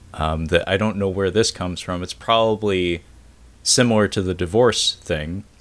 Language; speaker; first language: English; native; English